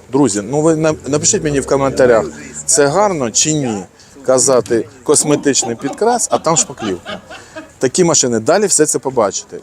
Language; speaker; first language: Ukrainian; non-native, local second language; Russian